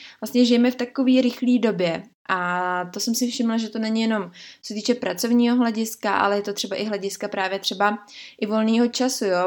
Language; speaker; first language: Czech; native; Czech